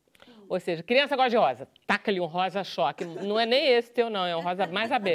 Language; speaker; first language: Portuguese; native; Portuguese